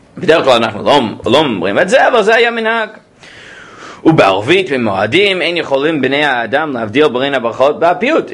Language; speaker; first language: Hebrew; non-native, fluent; English